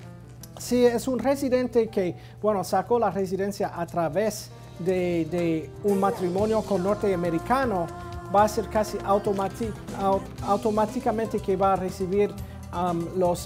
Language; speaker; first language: Spanish; non-native, fluent; English